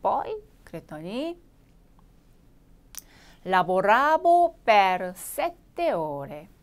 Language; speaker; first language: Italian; non-native, fluent; Korean